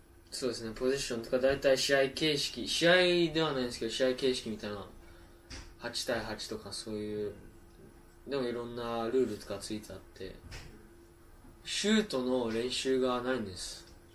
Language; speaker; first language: Japanese; early bilingual, heritage; Japanese